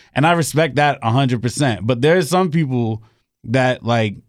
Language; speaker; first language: English; native; English